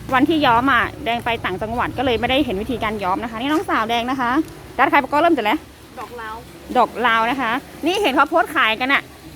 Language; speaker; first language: Thai; non-native, local second language; Karen languages